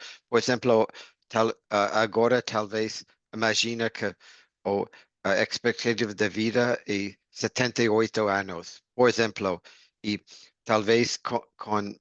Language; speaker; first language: Portuguese; non-native, learner; English